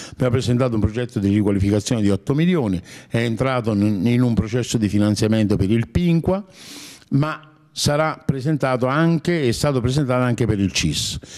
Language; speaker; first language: Italian; native; Italian